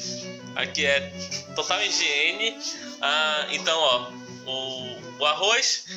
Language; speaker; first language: Portuguese; native; Portuguese